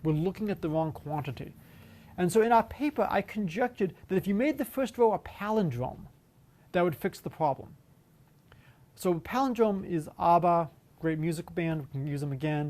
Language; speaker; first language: English; native; English